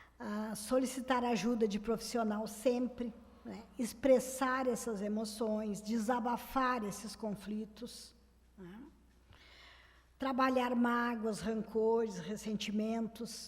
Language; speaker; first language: Portuguese; native; Portuguese